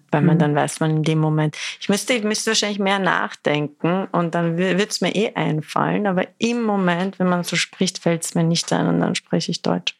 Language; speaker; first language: German; early bilingual, other home language; Persian